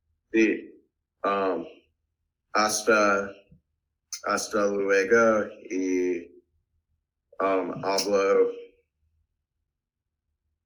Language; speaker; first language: Spanish; non-native, learner; English